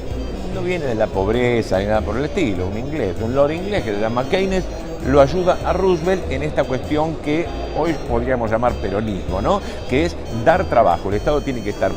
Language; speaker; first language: Spanish; native; Spanish